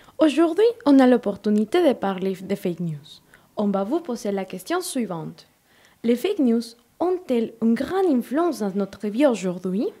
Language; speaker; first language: French; non-native, fluent; Spanish